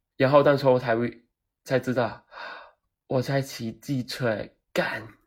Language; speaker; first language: Chinese; non-native, local second language; Cantonese